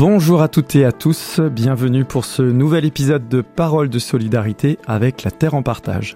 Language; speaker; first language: French; native; French